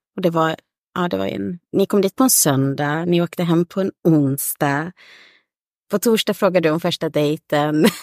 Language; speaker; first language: Swedish; native; Swedish